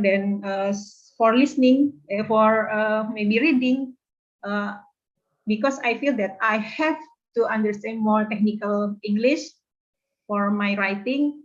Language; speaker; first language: English; non-native, learner; Indonesian